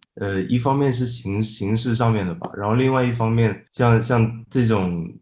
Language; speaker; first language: Chinese; non-native, fluent; Japanese